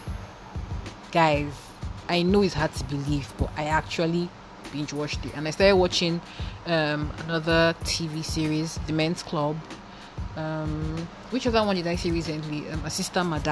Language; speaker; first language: English; non-native, local second language; Igbo